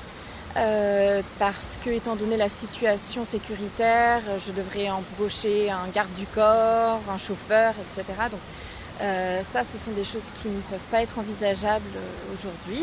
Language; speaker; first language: French; native; French